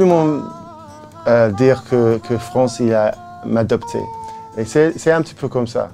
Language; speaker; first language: French; non-native, fluent; English